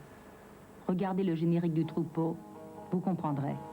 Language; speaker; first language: French; native; French